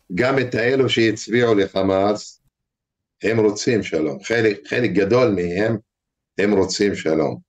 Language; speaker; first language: Hebrew; non-native, fluent; Arabic